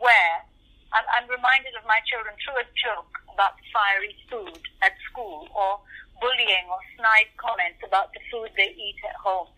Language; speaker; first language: English; non-native, local second language; Urdu